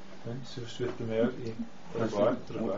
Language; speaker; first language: French; non-native, learner; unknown